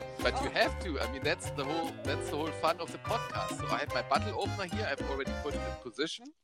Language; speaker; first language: English; non-native, fluent; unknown